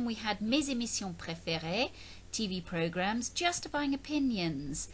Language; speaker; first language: French; non-native, fluent; English